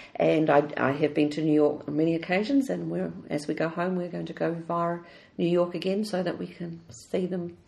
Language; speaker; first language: English; native; English